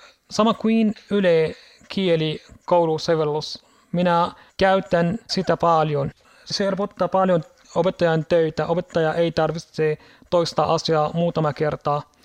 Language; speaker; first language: Finnish; non-native, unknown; Arabic